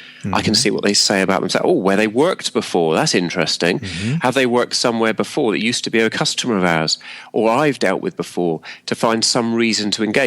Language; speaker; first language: English; native; English